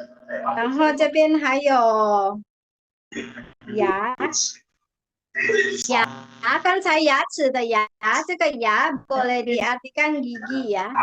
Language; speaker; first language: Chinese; non-native, fluent; Indonesian